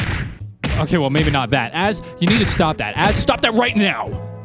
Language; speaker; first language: English; native; English